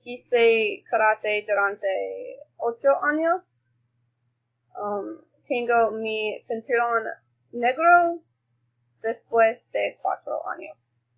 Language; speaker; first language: Spanish; non-native, learner; English